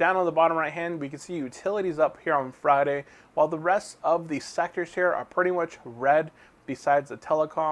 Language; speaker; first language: English; native; English